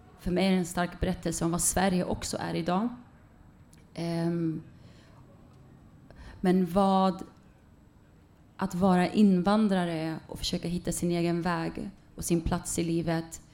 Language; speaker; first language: Swedish; early bilingual, other home language; Kurdish